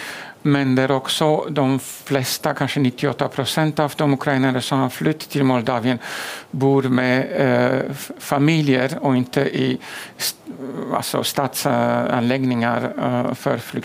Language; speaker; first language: Swedish; non-native, fluent; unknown